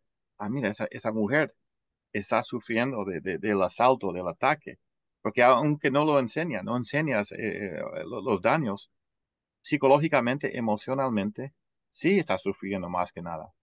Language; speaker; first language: Spanish; non-native, fluent; English